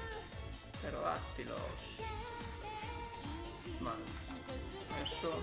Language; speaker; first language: Spanish; native; Spanish